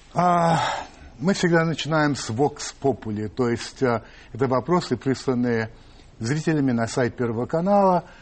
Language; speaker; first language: Russian; non-native, fluent; French